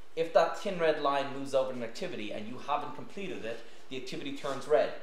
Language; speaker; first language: English; native; English